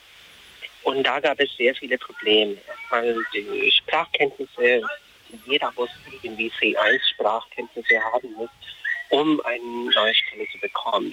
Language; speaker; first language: German; non-native, fluent; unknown